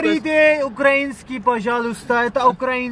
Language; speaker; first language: Russian; non-native, learner; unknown